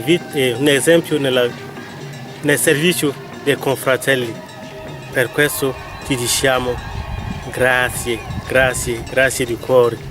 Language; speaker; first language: Italian; non-native, fluent; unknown